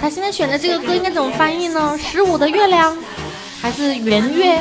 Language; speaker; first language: Chinese; native; Chinese